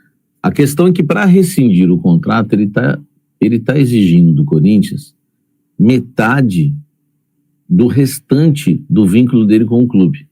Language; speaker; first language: Portuguese; native; Portuguese